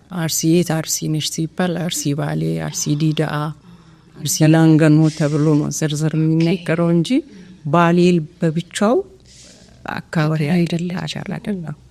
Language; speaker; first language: Amharic; non-native, local second language; Oromo